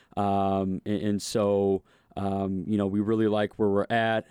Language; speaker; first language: English; native; English